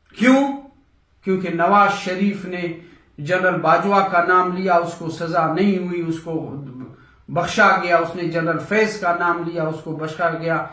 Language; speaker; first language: Urdu; non-native, local second language; Baluchi